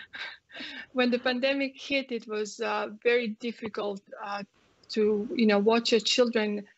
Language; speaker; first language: English; non-native, fluent; Croatian